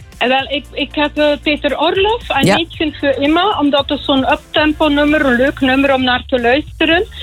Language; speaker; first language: Dutch; early bilingual, heritage; Dutch